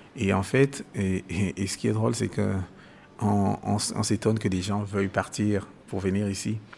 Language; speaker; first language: French; non-native, local second language; Basaa